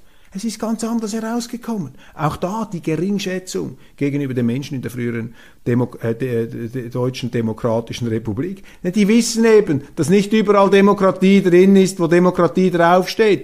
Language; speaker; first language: German; native; German